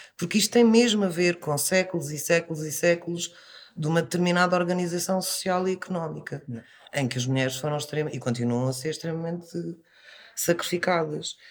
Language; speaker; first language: Portuguese; native; Portuguese